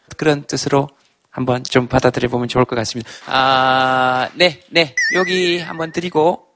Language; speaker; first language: Korean; native; Korean